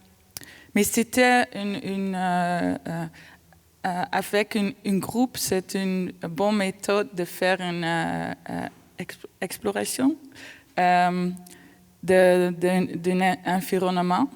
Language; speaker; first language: French; non-native, fluent; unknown